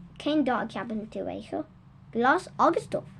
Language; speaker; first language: Irish; non-native, learner; English